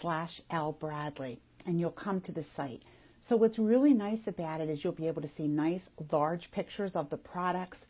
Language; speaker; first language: English; native; English